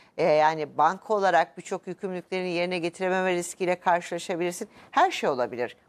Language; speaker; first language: Turkish; native; Turkish